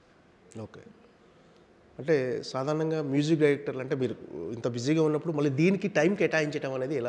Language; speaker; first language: Telugu; native; Telugu